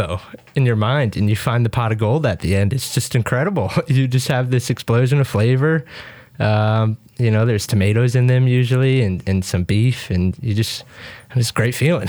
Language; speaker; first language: English; native; English